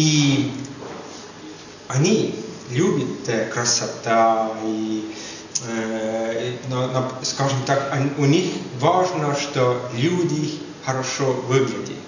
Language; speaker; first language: Russian; non-native, learner; Estonian